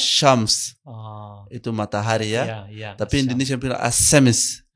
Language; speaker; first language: Indonesian; non-native, learner; Arabic